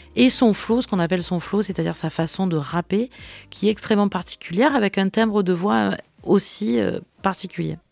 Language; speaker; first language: French; native; French